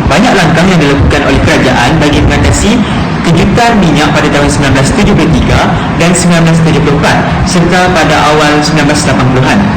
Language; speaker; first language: Malay; native; Malay